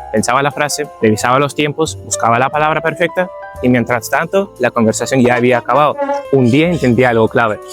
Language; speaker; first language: Spanish; non-native, fluent; Ukrainian